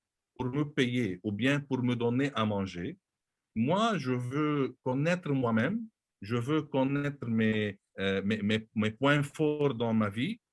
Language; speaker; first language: French; non-native, local second language; Arabic